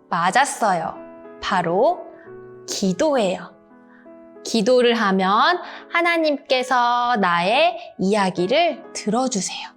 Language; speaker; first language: Korean; native; Korean